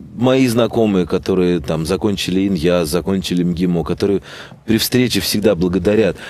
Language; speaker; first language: Russian; native; Russian